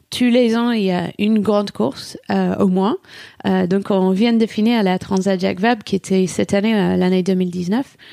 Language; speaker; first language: French; non-native, fluent; English